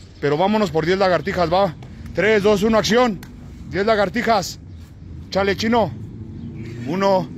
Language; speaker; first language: Spanish; native; Spanish